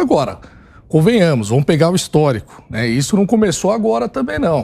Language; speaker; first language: Portuguese; native; Portuguese